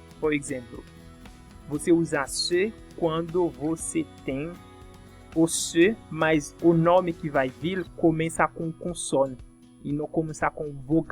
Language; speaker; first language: Portuguese; non-native, fluent; French